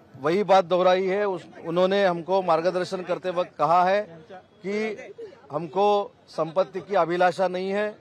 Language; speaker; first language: Hindi; non-native, local second language; Marathi